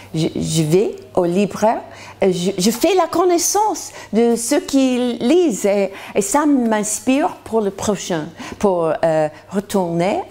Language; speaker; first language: French; non-native, learner; English